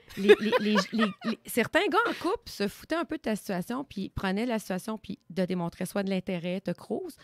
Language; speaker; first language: French; native; French